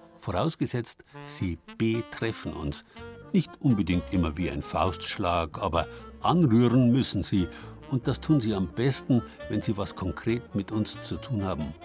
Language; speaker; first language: German; native; German